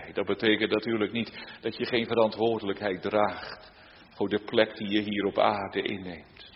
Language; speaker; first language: Dutch; native; Dutch